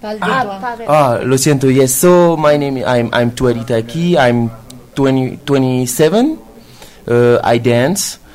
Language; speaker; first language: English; non-native, fluent; French